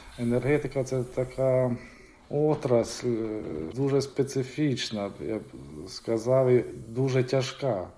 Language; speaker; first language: Ukrainian; native; Ukrainian